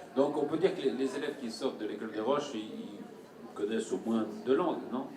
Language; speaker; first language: French; native; French